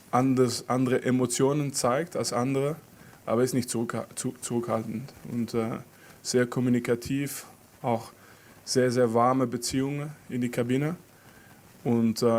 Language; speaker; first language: German; non-native, fluent; French